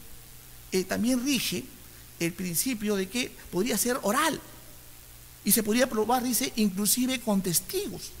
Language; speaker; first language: Spanish; native; Spanish